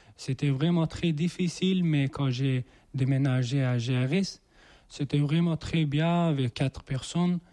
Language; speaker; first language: French; non-native, learner; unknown